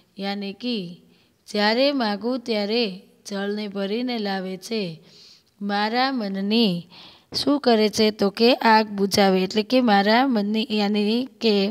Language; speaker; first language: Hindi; non-native, local second language; Gujarati